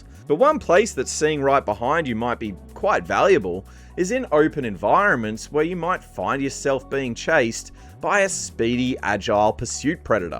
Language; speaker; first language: English; native; English